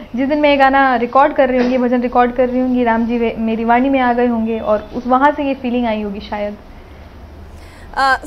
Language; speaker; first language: Hindi; native; Hindi